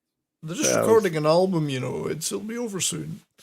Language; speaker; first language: English; native; English